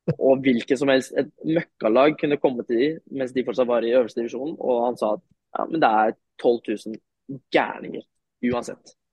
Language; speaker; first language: Norwegian; native; Norwegian